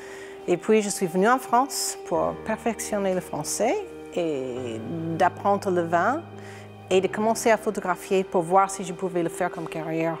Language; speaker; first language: French; non-native, fluent; English